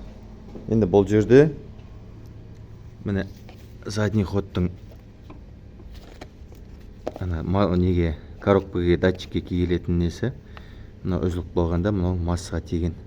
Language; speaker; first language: Kazakh; native; Kazakh